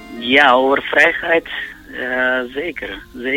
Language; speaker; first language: Dutch; non-native, fluent; Russian